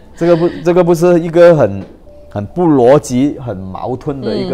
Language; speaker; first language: Chinese; non-native, local second language; Cantonese